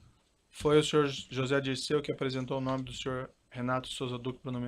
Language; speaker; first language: Portuguese; native; Portuguese